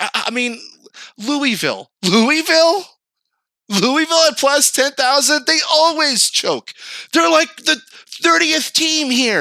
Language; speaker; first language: English; native; English